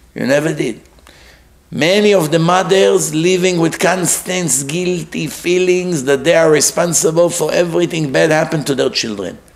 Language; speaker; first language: English; non-native, fluent; Hebrew